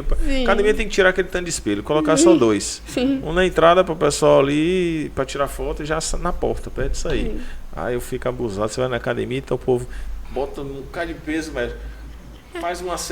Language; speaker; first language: Portuguese; native; Portuguese